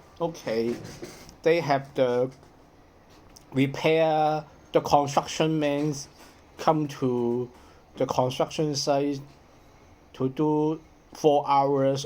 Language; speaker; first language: English; non-native, learner; Cantonese